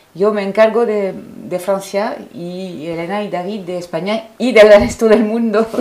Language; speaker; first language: Spanish; non-native, fluent; French